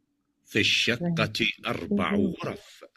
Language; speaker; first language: Arabic; non-native, learner; Indonesian